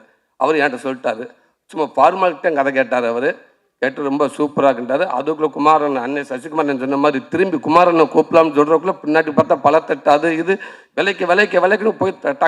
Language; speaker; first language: Tamil; native; Tamil